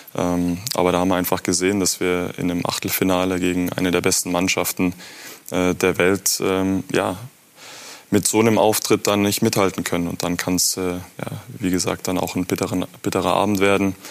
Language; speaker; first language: German; native; German